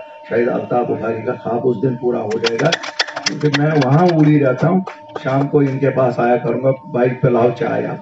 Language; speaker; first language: Hindi; non-native, local second language; Kashmiri